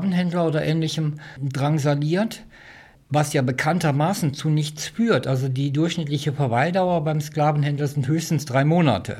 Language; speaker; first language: German; native; German